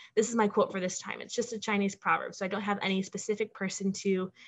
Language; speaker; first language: English; native; English